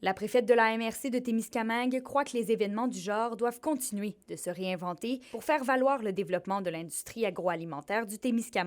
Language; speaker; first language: French; native; French